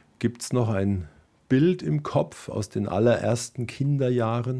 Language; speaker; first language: German; native; German